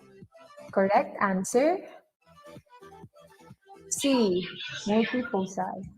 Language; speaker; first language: English; non-native, local second language; Filipino